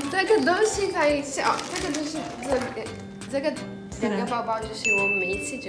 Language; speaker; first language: Chinese; non-native, learner; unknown